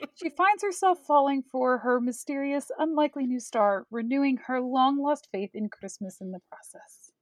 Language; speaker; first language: English; native; English